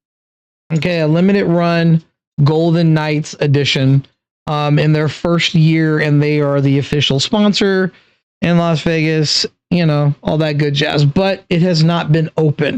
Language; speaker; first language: English; native; English